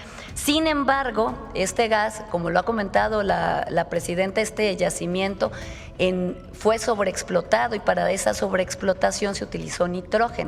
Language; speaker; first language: Spanish; native; Spanish